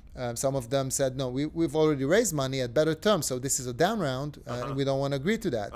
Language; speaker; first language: English; non-native, fluent; Hebrew